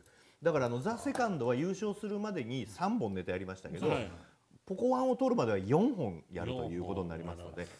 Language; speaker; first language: Japanese; native; Japanese